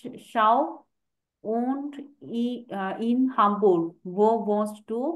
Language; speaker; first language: German; non-native, learner; Bangla